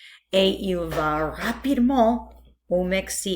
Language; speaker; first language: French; non-native, fluent; English